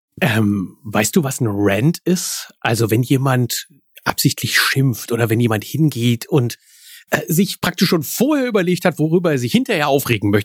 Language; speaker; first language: German; native; German